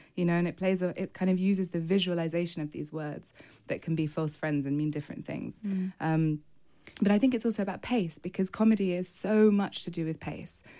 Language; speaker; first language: English; native; English